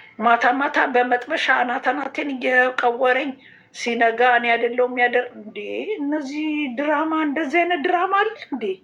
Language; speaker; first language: Amharic; native; Amharic